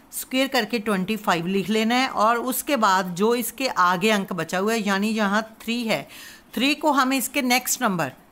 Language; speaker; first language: Hindi; non-native, local second language; Punjabi